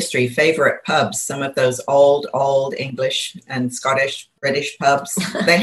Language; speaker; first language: English; native; English